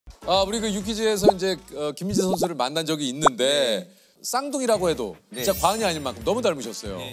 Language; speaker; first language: Korean; native; Korean